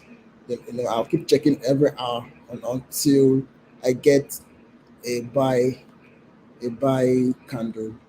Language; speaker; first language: English; non-native, local second language; Yoruba